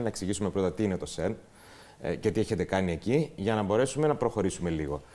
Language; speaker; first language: Greek; native; Greek